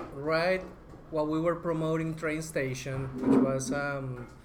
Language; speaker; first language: English; non-native, fluent; Spanish